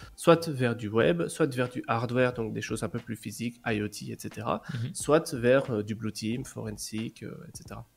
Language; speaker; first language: French; native; French